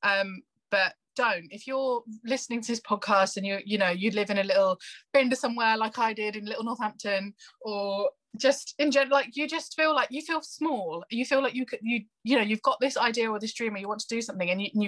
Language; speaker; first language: English; native; English